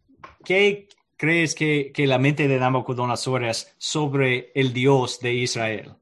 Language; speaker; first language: Spanish; non-native, learner; English